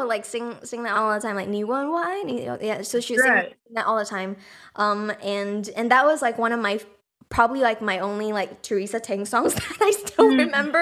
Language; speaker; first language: English; native; English